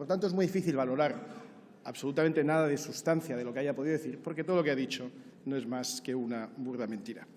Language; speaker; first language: Spanish; native; Spanish